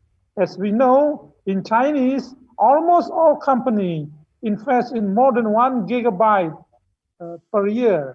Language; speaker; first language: English; non-native, learner; Indonesian